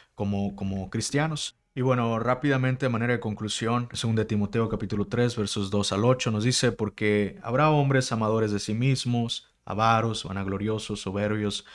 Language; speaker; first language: Spanish; native; Spanish